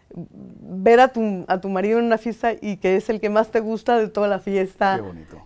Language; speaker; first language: Spanish; native; Spanish